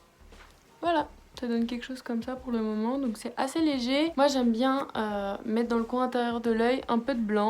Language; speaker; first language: French; native; French